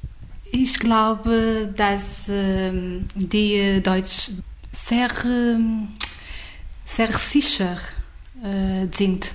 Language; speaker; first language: German; non-native, learner; Portuguese